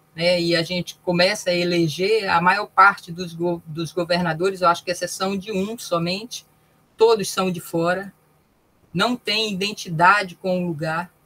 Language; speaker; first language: Portuguese; native; Portuguese